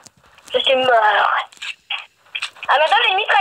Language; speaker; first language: French; native; French